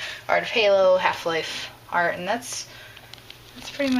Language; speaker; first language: English; native; English